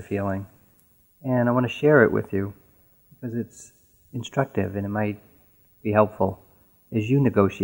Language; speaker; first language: English; native; English